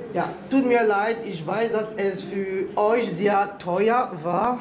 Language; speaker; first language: German; non-native, learner; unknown